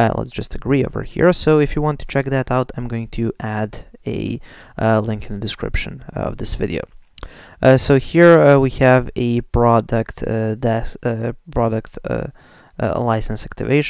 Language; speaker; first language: English; non-native, fluent; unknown